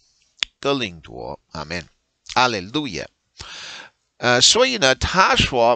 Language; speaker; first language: Chinese; non-native, learner; English